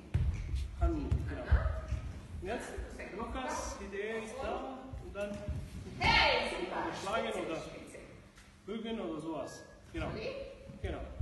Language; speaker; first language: German; non-native, learner; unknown